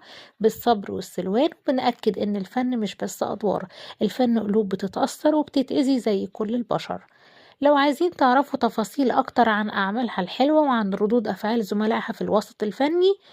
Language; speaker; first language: Arabic; native; Arabic